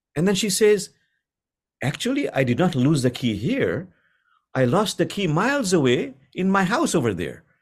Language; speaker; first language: English; non-native, local second language; Bangla